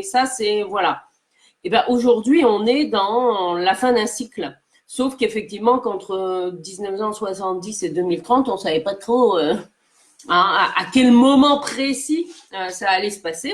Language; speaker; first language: French; native; French